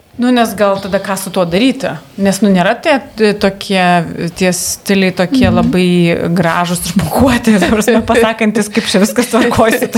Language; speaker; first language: Lithuanian; native; Lithuanian